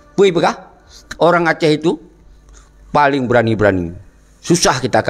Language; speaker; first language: Indonesian; non-native, local second language; Achinese